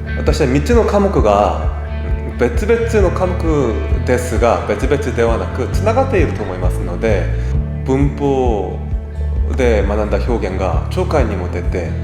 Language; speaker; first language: Japanese; non-native, fluent; Korean